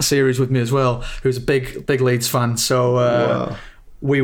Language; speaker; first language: English; native; English